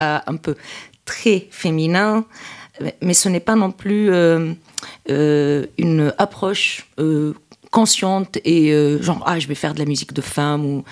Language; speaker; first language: French; non-native, local second language; Arabic